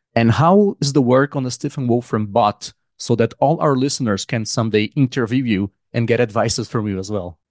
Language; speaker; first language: English; non-native, fluent; Portuguese